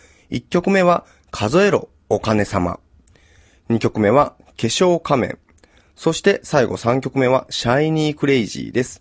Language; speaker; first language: Japanese; native; Japanese